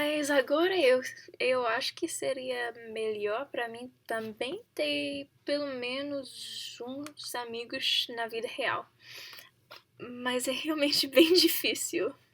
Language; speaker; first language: Portuguese; non-native, learner; English